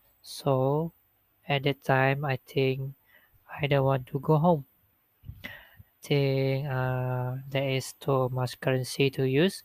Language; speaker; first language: English; non-native, local second language; Malay